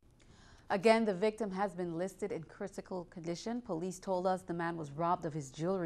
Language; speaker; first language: English; native; English